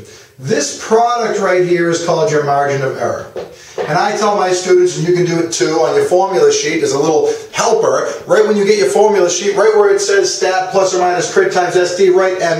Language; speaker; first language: English; native; English